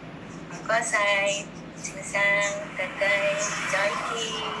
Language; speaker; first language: Cantonese; non-native, learner; Indonesian